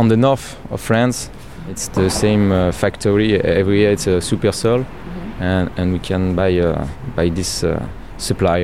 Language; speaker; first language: English; non-native, learner; French